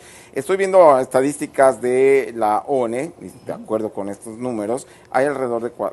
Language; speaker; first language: Spanish; native; Spanish